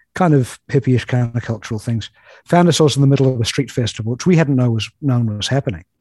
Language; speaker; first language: English; native; English